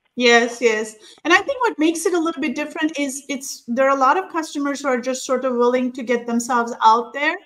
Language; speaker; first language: English; non-native, fluent; Turkish